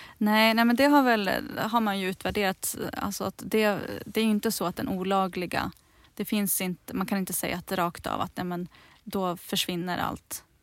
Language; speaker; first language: Swedish; native; Swedish